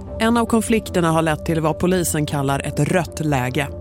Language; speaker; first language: Swedish; native; Swedish